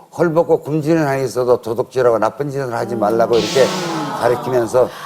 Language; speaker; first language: Korean; native; Korean